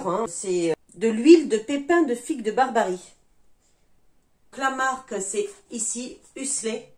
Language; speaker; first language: French; native; French